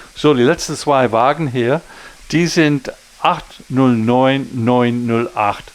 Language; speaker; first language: German; non-native, learner; English